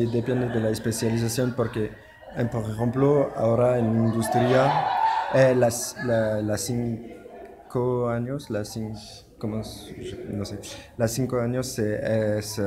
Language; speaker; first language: Spanish; non-native, learner; French